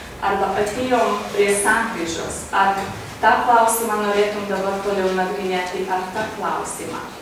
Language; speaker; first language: Lithuanian; non-native, fluent; Hungarian